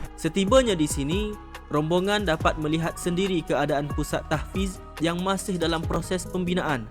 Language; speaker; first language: Malay; native; Malay